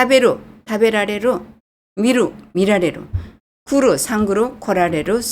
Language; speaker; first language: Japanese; non-native, fluent; Korean